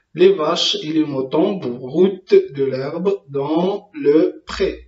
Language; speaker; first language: French; non-native, local second language; Arabic